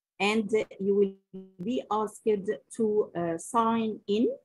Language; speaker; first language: English; non-native, local second language; Arabic